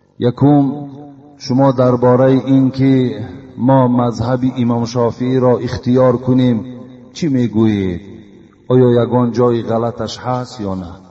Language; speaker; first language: Persian; native; Persian